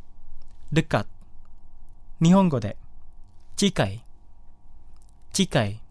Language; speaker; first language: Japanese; non-native, fluent; Indonesian